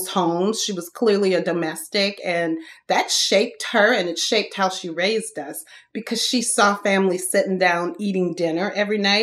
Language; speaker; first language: English; native; English